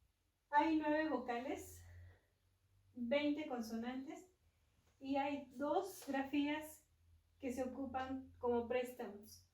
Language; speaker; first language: Spanish; non-native, local second language; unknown